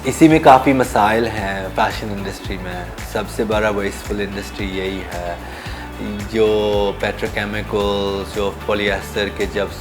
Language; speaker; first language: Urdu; early bilingual, heritage; Urdu